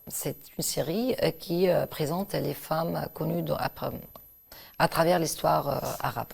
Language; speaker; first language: French; non-native, local second language; Arabic